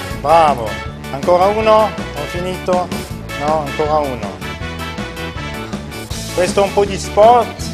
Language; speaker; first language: Italian; non-native, local second language; German